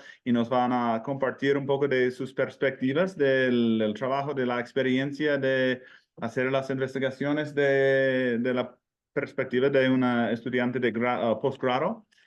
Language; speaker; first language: Spanish; non-native, fluent; English